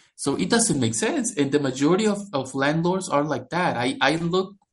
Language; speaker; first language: English; non-native, fluent; Spanish